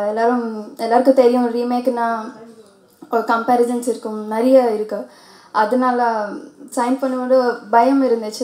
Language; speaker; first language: Tamil; non-native, fluent; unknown